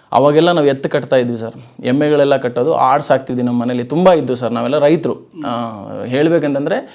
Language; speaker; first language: Kannada; non-native, local second language; Lambadi